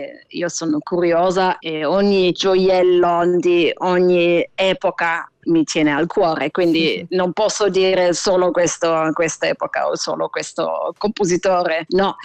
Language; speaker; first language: Italian; non-native, fluent; German